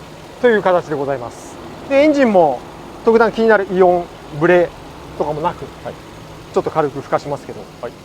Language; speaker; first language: Japanese; native; Japanese